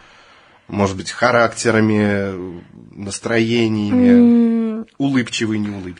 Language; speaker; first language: Russian; native; Russian